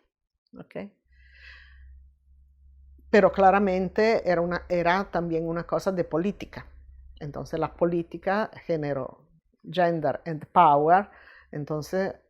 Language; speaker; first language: Spanish; non-native, fluent; Italian